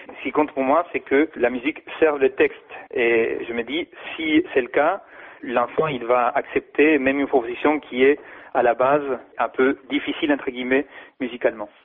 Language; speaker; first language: French; non-native, fluent; Spanish